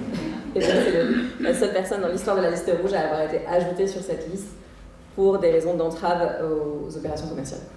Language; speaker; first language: French; native; French